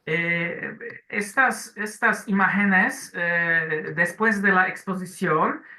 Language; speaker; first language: Spanish; non-native, learner; Polish